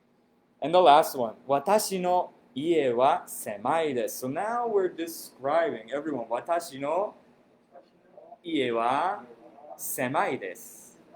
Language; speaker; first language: Japanese; non-native, fluent; English